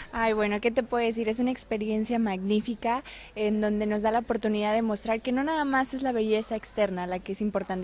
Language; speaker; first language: Spanish; native; Spanish